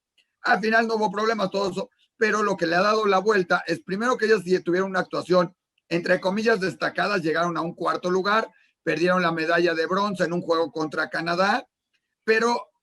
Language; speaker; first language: Spanish; native; Spanish